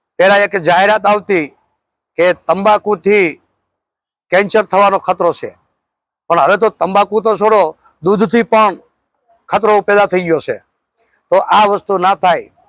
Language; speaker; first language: Gujarati; native; Gujarati